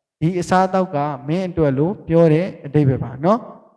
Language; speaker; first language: Indonesian; non-native, learner; Burmese